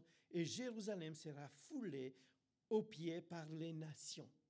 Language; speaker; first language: French; non-native, fluent; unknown